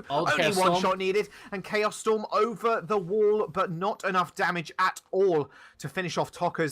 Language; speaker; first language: English; native; English